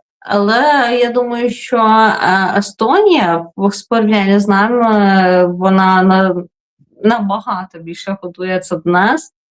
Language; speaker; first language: Ukrainian; non-native, fluent; Lithuanian